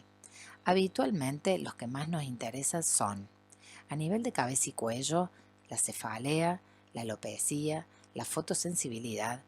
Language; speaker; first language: Spanish; native; Spanish